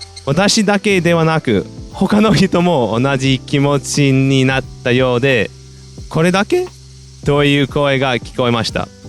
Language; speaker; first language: Japanese; non-native, fluent; English